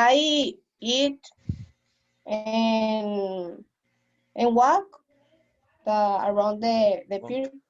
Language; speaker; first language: English; non-native, learner; Spanish